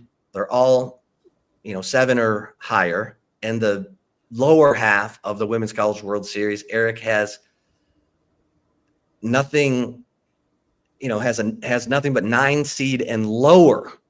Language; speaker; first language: English; native; English